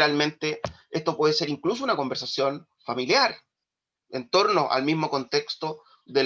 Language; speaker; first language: Spanish; native; Spanish